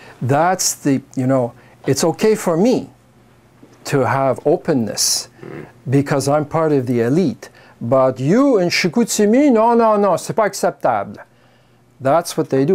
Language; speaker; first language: English; native; English